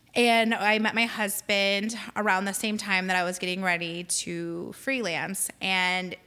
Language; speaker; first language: English; native; English